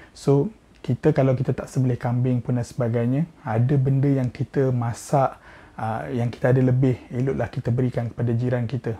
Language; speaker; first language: Malay; native; Malay